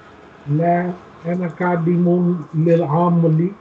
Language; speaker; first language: Arabic; non-native, learner; English